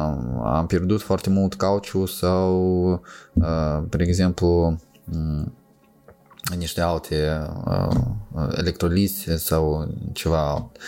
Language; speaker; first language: Romanian; non-native, local second language; Russian